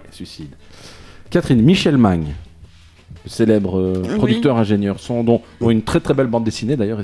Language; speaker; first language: French; native; French